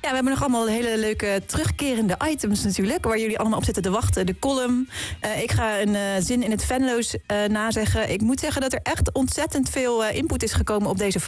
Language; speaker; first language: Dutch; native; Dutch